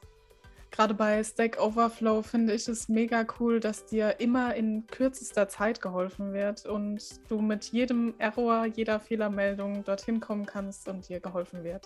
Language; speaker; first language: German; native; German